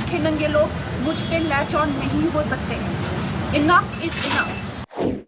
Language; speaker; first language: Hindi; native; Hindi